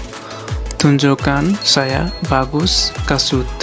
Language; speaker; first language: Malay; non-native, learner; Nepali